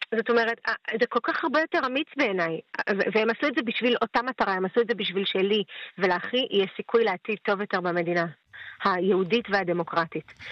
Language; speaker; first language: Hebrew; early bilingual, other home language; Russian